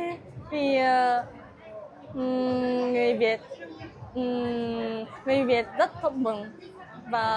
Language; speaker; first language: Vietnamese; non-native, learner; Japanese